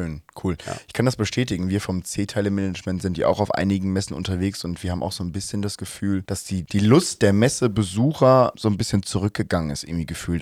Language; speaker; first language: German; native; German